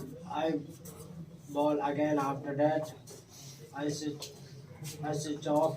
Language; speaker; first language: English; non-native, learner; Hindi